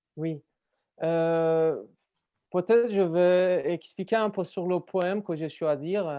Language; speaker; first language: French; non-native, learner; Persian